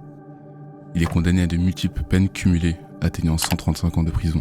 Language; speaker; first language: French; native; French